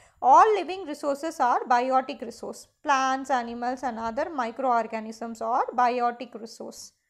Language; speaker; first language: English; non-native, local second language; Tamil